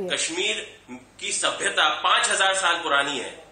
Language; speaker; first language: Hindi; native; Hindi